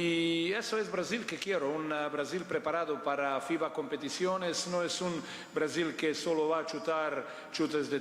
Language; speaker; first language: Spanish; non-native, fluent; Portuguese